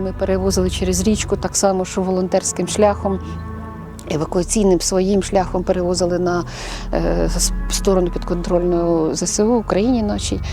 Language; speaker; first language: Ukrainian; native; Ukrainian